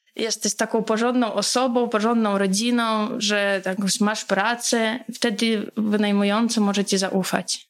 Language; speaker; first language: Polish; non-native, fluent; Russian